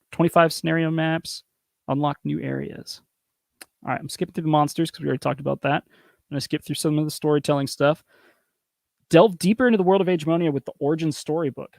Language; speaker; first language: English; native; English